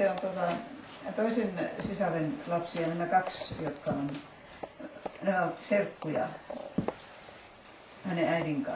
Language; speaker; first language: Finnish; native; Finnish